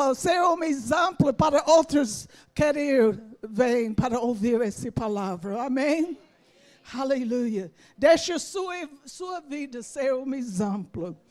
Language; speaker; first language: Portuguese; non-native, learner; English